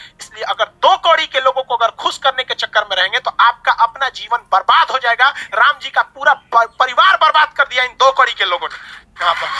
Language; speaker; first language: Hindi; native; Hindi